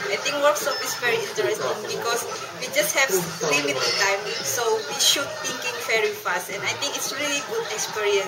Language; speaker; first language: English; non-native, learner; Indonesian